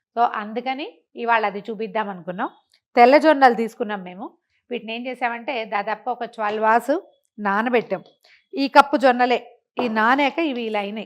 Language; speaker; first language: Telugu; native; Telugu